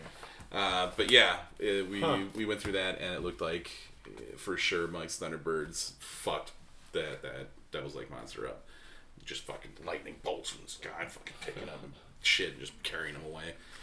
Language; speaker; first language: English; native; English